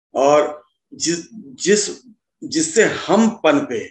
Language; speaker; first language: Hindi; native; Hindi